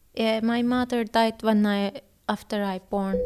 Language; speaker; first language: English; non-native, learner; Turkish